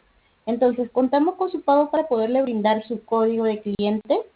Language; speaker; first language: Spanish; native; Spanish